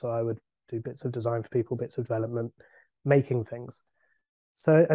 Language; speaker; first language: English; native; English